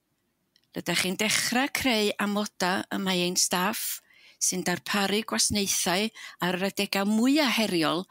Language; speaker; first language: Welsh; native; Welsh